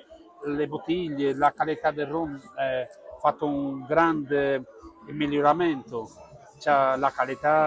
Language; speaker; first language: Italian; non-native, learner; Portuguese